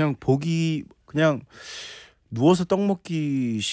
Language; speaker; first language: Korean; native; Korean